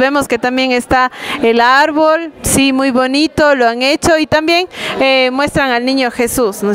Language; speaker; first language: Spanish; native; Spanish